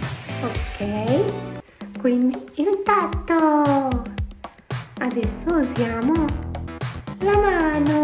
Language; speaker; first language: Italian; non-native, fluent; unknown